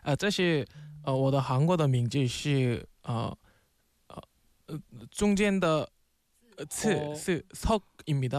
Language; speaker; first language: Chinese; non-native, learner; Korean